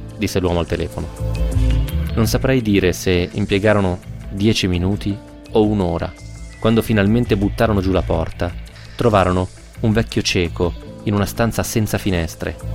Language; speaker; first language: Italian; native; Italian